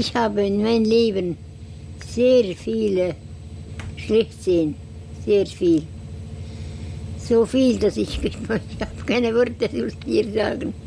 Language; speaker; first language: German; non-native, learner; Estonian